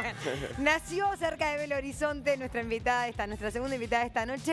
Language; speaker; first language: Spanish; native; Spanish